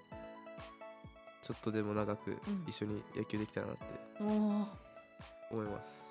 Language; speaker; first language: Japanese; native; Japanese